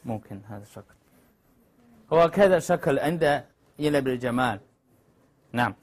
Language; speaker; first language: Arabic; non-native, learner; Chinese